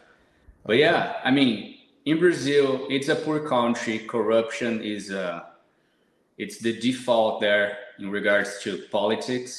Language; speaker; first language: English; non-native, fluent; Portuguese